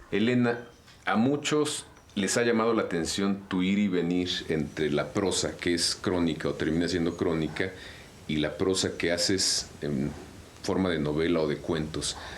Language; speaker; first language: Spanish; native; Spanish